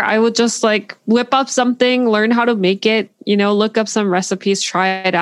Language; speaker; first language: English; non-native, fluent; Korean